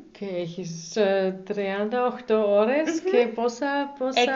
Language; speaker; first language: Greek; non-native, learner; German